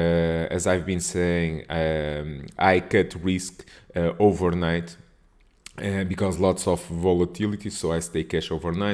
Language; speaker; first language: English; non-native, fluent; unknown